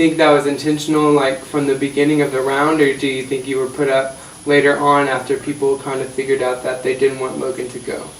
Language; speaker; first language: English; native; English